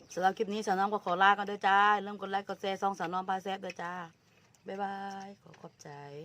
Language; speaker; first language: Thai; native; Thai